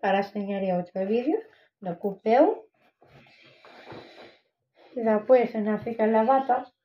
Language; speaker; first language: Spanish; non-native, local second language; Catalan